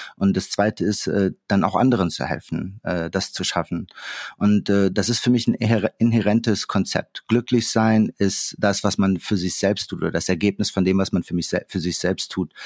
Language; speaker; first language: German; early bilingual, other home language; Arabic